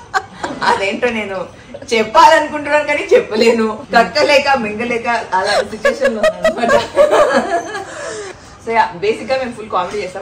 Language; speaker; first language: Telugu; native; Telugu